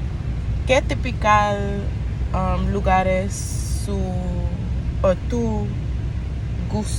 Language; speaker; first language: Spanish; non-native, learner; English